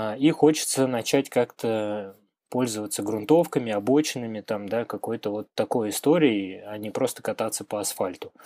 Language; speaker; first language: Russian; native; Russian